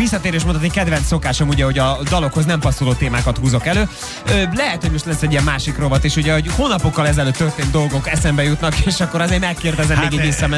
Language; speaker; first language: Hungarian; native; Hungarian